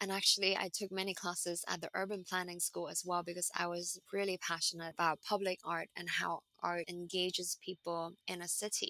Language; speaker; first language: English; non-native, local second language; Cantonese